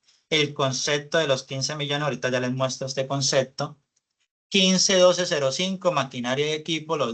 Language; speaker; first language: Spanish; native; Spanish